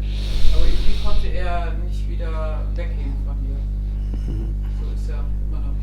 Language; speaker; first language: German; native; German